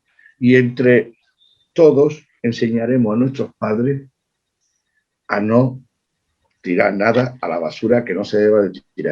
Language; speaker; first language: Spanish; native; Spanish